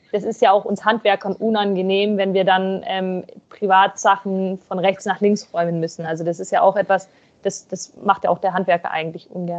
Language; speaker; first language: German; native; German